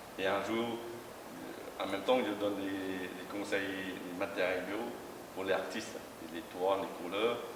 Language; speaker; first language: French; non-native, learner; Chinese